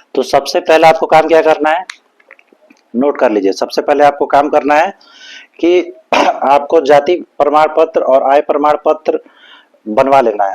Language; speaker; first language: Hindi; native; Hindi